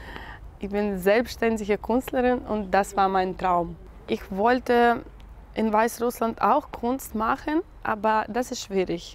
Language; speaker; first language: German; non-native, learner; Russian